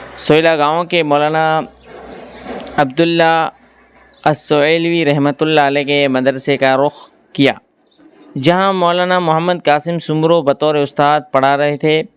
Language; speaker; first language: Urdu; non-native, local second language; Kachhi